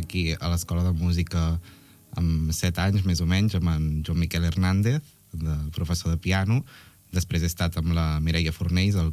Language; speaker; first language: Catalan; native; Catalan